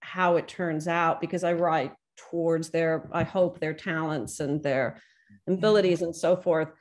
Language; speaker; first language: English; native; English